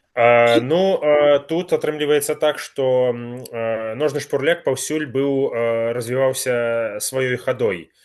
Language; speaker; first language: Belarusian; native; Belarusian